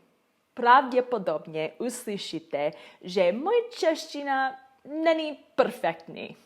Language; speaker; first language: Czech; non-native, learner; English